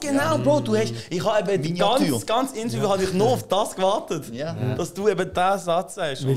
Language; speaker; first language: German; native; German